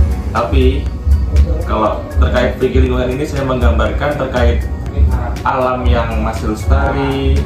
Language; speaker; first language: Indonesian; native; Indonesian